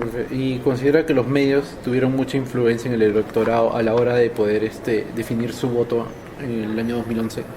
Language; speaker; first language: Spanish; native; Spanish